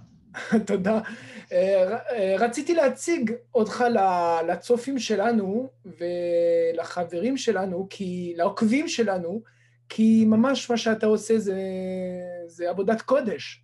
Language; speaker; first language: Hebrew; non-native, fluent; French